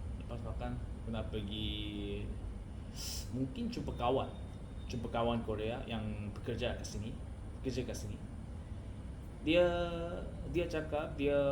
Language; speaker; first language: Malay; non-native, learner; Korean